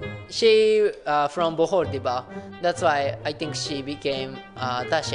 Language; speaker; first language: English; non-native, learner; Japanese